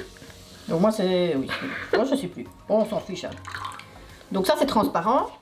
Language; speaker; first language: French; native; French